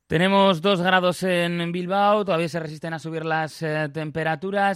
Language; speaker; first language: Spanish; native; Spanish